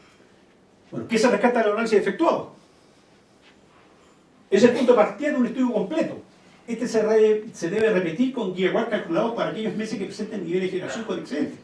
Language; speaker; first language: Spanish; native; Spanish